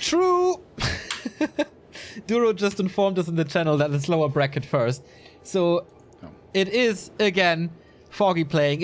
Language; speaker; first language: English; non-native, fluent; German